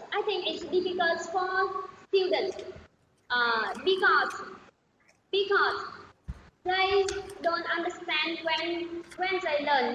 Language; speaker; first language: English; non-native, learner; Vietnamese